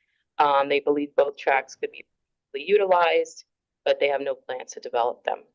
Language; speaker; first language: English; native; English